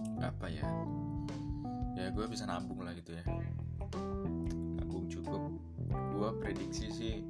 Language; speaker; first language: Indonesian; native; Indonesian